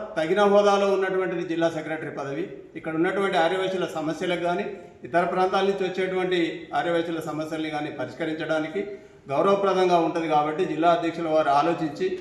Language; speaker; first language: Telugu; native; Telugu